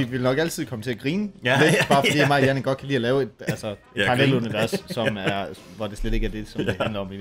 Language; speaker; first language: Danish; native; Danish